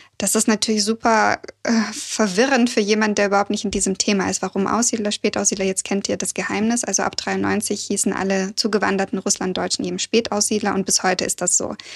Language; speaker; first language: German; early bilingual, other home language; Russian